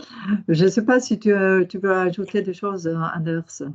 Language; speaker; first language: French; non-native, fluent; Norwegian